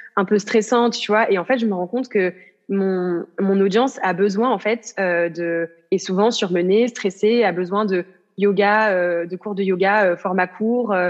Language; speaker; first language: French; native; French